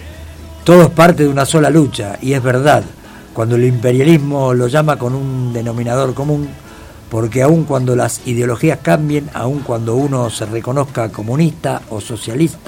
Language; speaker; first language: Spanish; native; Spanish